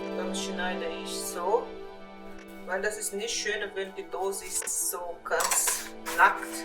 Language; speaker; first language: German; non-native, learner; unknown